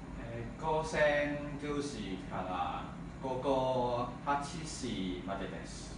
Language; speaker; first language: Japanese; non-native, learner; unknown